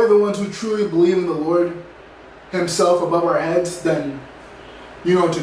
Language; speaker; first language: English; native; English